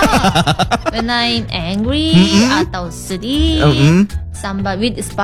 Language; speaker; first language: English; non-native, learner; Korean